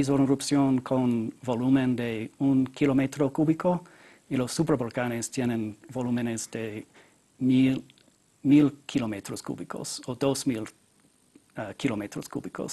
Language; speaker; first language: Spanish; non-native, learner; English